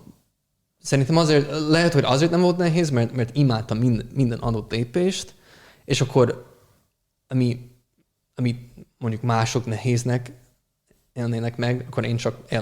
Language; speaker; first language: Hungarian; non-native, fluent; English